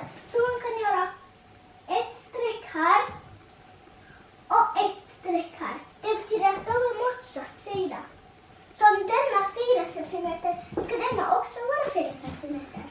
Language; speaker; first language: Swedish; early bilingual, other home language; Tigrinya